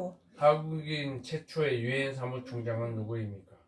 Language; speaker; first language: Korean; native; Korean